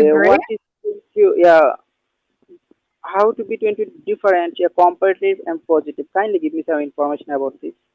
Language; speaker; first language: English; non-native, learner; Bangla